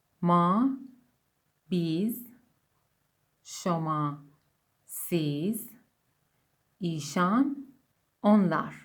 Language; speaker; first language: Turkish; non-native, fluent; Persian